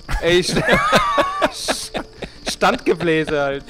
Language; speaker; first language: German; native; German